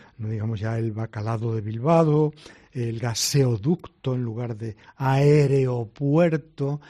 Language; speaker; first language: Spanish; native; Spanish